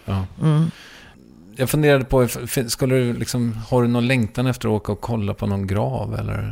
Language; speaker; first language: Swedish; native; Swedish